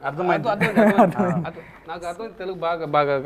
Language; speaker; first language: Telugu; non-native, learner; Tamil